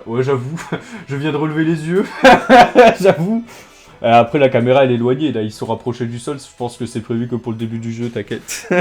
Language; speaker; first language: French; native; French